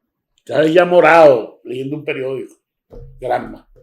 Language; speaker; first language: Spanish; native; Spanish